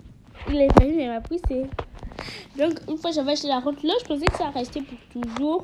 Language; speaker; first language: French; native; French